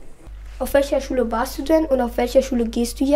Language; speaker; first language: German; native; German